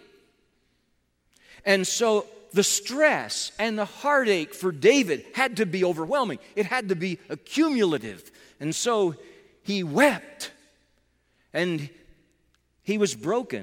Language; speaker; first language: English; native; English